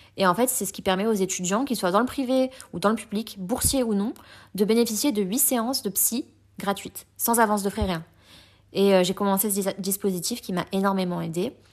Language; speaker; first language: French; native; French